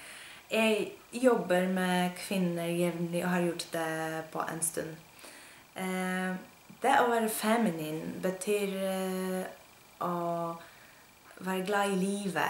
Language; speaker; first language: Norwegian; non-native, fluent; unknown